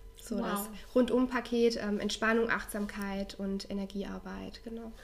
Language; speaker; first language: German; native; German